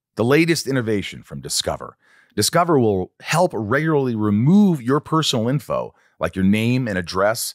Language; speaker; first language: English; native; English